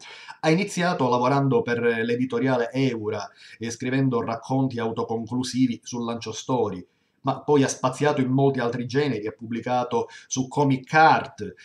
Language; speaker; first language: Italian; native; Italian